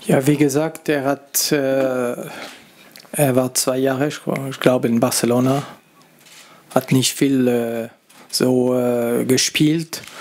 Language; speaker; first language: German; non-native, fluent; French